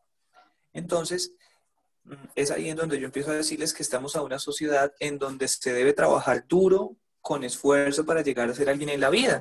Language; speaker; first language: Spanish; native; Spanish